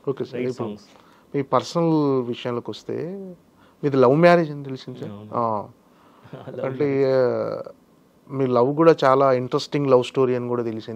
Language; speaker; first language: Telugu; native; Telugu